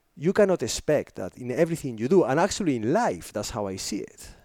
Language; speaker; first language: English; non-native, fluent; Spanish